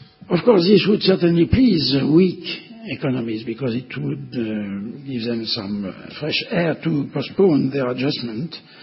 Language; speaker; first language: English; non-native, fluent; French